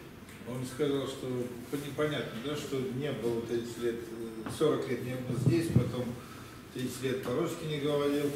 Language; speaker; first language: Russian; native; Russian